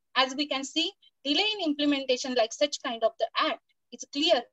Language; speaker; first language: English; non-native, local second language; Marathi